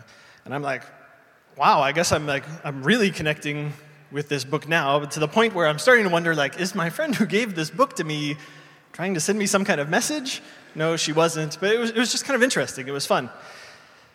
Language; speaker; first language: English; native; English